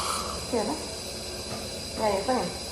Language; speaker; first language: Spanish; native; Spanish